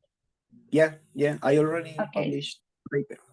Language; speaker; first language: English; non-native, learner; Spanish